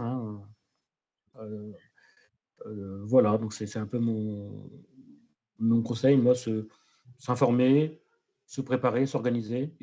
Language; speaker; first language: French; native; French